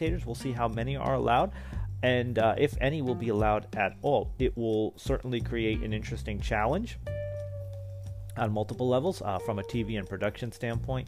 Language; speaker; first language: English; native; English